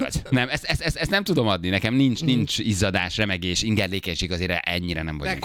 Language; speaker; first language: Hungarian; native; Hungarian